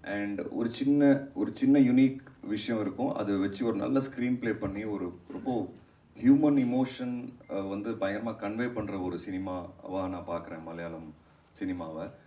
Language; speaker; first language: Tamil; native; Tamil